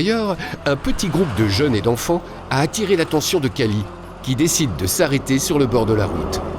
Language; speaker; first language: French; native; French